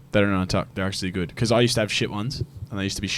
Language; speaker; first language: English; native; English